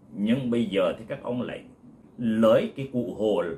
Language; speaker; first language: Vietnamese; non-native, local second language; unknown